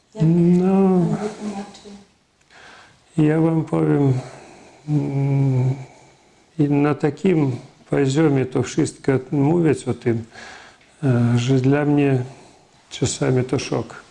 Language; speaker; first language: Polish; non-native, fluent; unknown